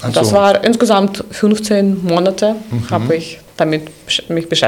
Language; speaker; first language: German; non-native, fluent; Russian